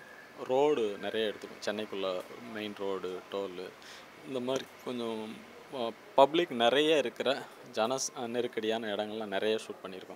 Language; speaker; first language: Tamil; native; Tamil